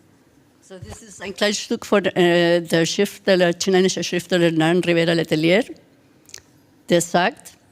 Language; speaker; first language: German; non-native, fluent; Spanish